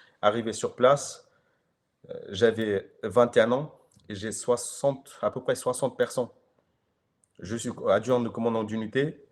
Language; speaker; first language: French; non-native, fluent; Kyrgyz